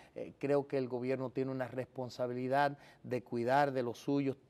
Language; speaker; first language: Spanish; early bilingual, heritage; Spanish